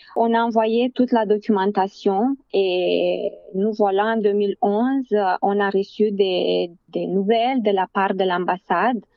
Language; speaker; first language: French; non-native, fluent; Romanian